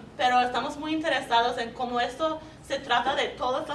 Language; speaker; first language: Spanish; non-native, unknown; English